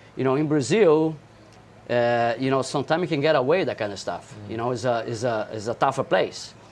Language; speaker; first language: English; non-native, fluent; Portuguese